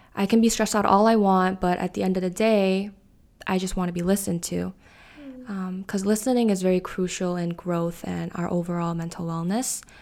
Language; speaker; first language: English; early bilingual, other home language; Korean